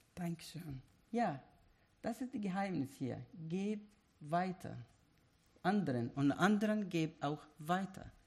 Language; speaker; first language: German; non-native, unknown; Arabic